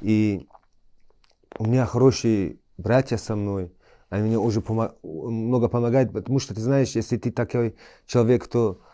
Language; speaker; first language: Russian; early bilingual, heritage; Chechen